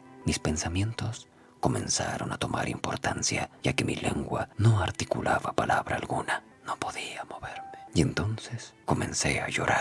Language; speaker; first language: Spanish; native; Spanish